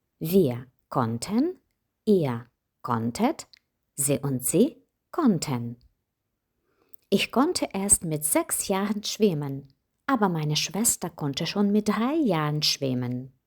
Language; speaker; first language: German; non-native, fluent; Ukrainian